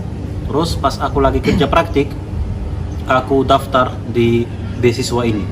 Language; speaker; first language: Indonesian; non-native, fluent; Arabic